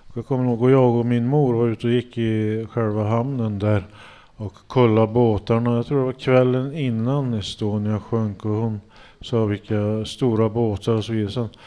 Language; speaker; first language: Swedish; native; Swedish